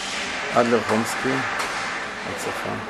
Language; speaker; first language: Hebrew; native; Hebrew